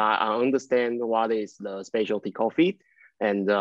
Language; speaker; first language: English; non-native, learner; Chinese